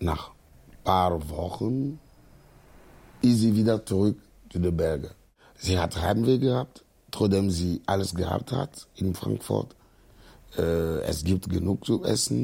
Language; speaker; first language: German; non-native, fluent; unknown